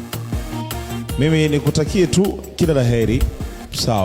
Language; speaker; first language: Swahili; native; Swahili